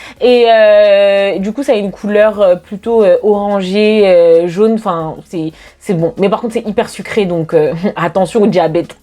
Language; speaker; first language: French; native; French